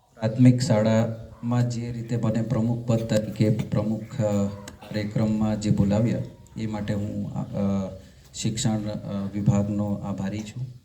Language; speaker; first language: Gujarati; non-native, local second language; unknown